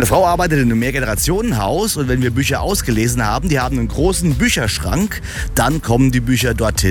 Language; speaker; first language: German; native; German